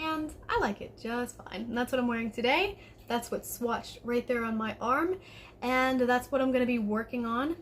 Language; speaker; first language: English; native; English